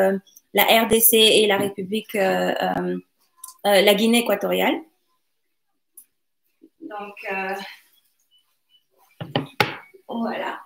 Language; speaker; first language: French; non-native, local second language; Lingala